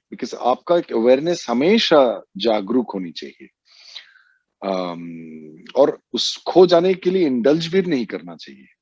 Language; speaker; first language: Hindi; non-native, local second language; Assamese